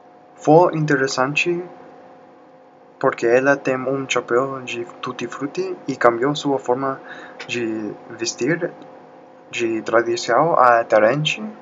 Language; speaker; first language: Portuguese; non-native, learner; Spanish